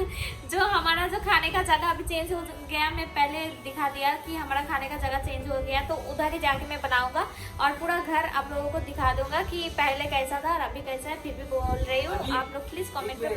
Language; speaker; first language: Hindi; non-native, local second language; Bangla